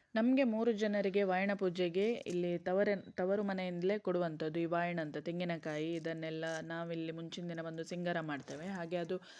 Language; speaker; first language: Kannada; non-native, local second language; Konkani